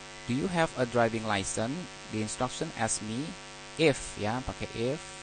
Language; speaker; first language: English; non-native, fluent; Indonesian